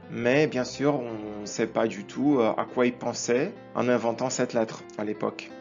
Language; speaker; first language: French; non-native, fluent; Ukrainian